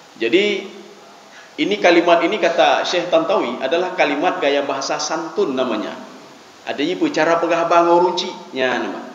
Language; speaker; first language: Malay; non-native, local second language; Achinese